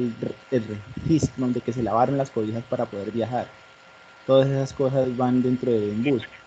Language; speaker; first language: Spanish; native; Spanish